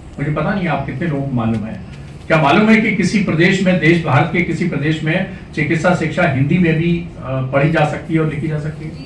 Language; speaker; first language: Hindi; native; Hindi